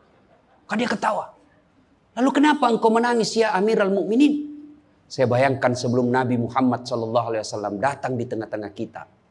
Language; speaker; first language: Indonesian; native; Indonesian